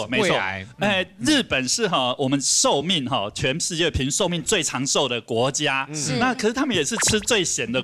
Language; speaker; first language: Chinese; native; Chinese